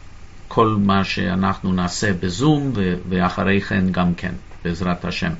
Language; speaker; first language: Hebrew; non-native, fluent; English